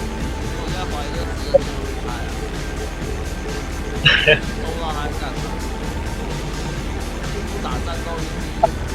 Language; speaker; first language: Chinese; native; Chinese